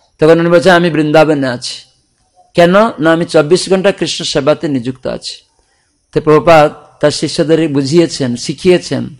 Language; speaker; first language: Bangla; non-native, fluent; Odia